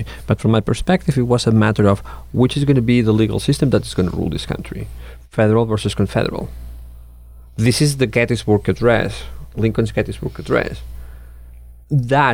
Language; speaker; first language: English; non-native, fluent; Catalan